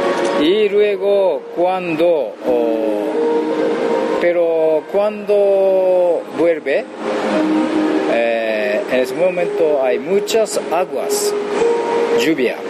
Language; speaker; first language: Spanish; non-native, learner; Japanese